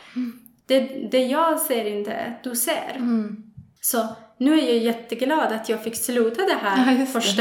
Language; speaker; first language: Swedish; non-native, fluent; Persian